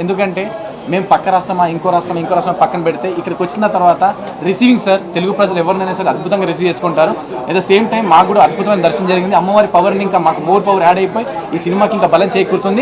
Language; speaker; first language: Telugu; native; Telugu